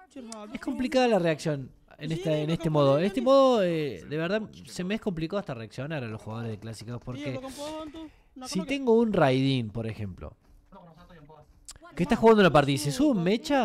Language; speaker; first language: Spanish; native; Spanish